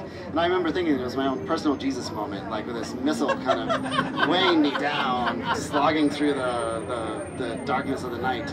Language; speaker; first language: English; native; English